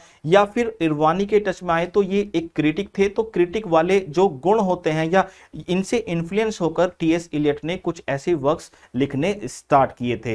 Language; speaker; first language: Hindi; native; Hindi